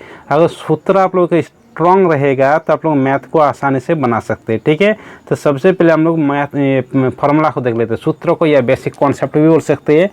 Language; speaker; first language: Hindi; native; Hindi